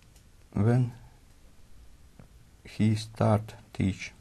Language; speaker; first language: English; non-native, learner; Latvian